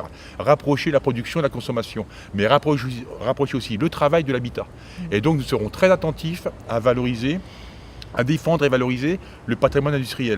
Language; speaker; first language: French; native; French